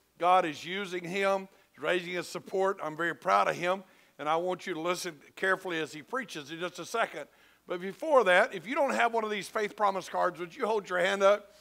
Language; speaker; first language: English; native; English